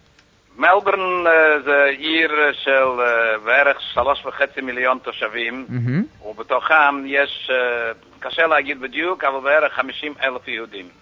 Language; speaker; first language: Hebrew; non-native, fluent; Yiddish